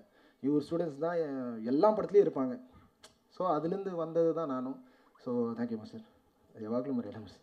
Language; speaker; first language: Tamil; native; Tamil